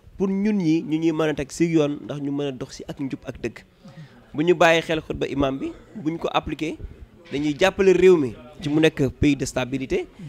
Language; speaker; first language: Wolof; native; Wolof